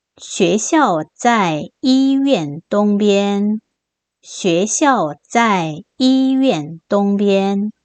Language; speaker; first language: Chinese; non-native, fluent; Korean